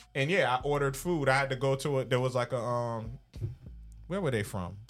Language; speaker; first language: English; early bilingual, other home language; Spanish